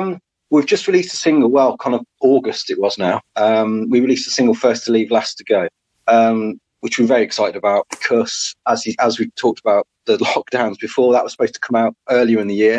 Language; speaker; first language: English; native; English